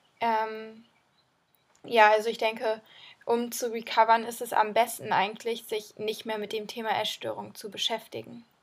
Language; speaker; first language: German; native; German